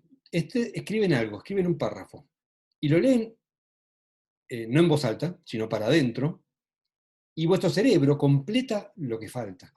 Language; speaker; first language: Spanish; native; Spanish